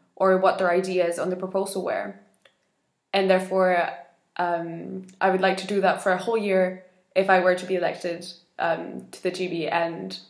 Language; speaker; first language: English; non-native, fluent; Spanish